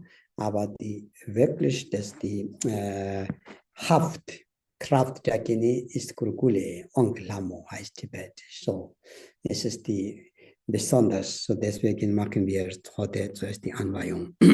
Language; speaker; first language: German; non-native, learner; Tibetan